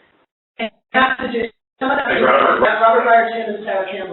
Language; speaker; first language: English; native; English